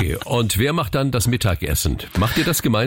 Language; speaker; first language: German; native; German